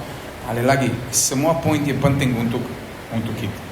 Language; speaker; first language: Indonesian; non-native, fluent; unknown